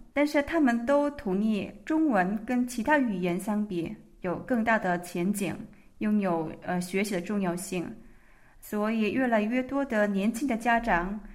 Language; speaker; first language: Chinese; non-native, fluent; Korean